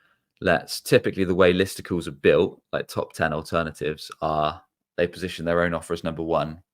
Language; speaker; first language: English; native; English